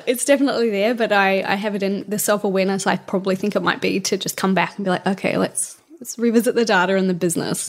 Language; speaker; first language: English; native; English